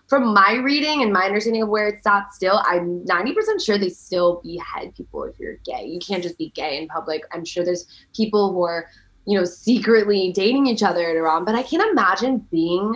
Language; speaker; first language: English; early bilingual, other home language; Persian